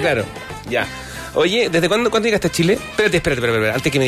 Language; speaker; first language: Spanish; native; Spanish